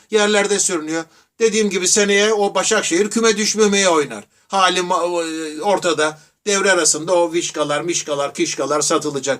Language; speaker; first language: Turkish; native; Turkish